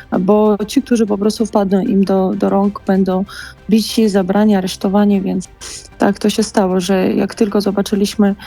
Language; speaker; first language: Polish; non-native, fluent; Georgian